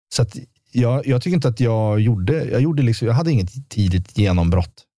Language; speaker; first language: Swedish; native; Swedish